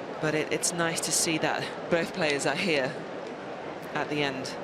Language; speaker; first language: English; native; English